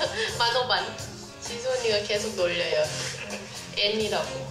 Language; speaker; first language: Korean; non-native, fluent; Thai